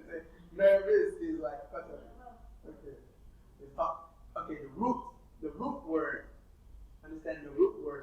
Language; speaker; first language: English; non-native, fluent; Thai